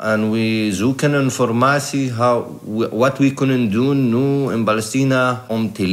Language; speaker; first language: Dutch; non-native, learner; Arabic